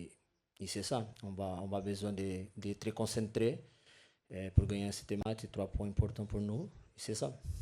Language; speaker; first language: French; non-native, fluent; Portuguese